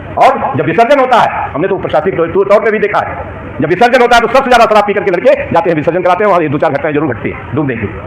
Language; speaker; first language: Hindi; native; Hindi